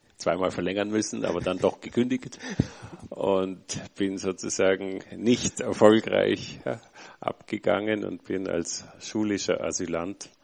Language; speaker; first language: German; native; German